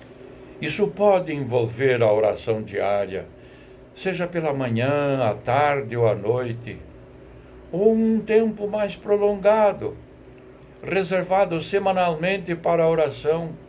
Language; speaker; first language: Portuguese; native; Portuguese